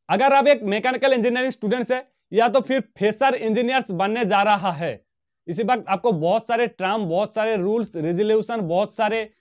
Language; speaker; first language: Hindi; non-native, local second language; Bangla